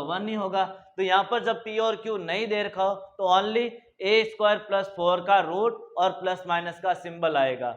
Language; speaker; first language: Hindi; native; Hindi